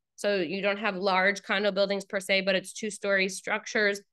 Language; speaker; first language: English; native; English